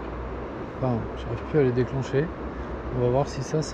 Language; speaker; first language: French; native; French